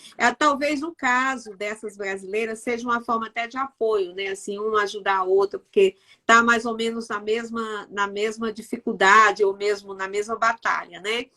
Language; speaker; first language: Portuguese; native; Portuguese